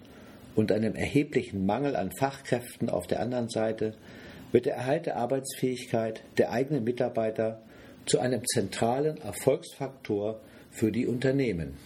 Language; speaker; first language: German; native; German